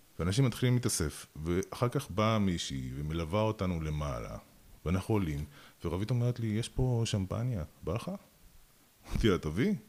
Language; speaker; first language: Hebrew; early bilingual, other home language; Russian